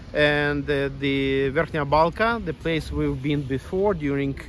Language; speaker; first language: English; non-native, fluent; Ukrainian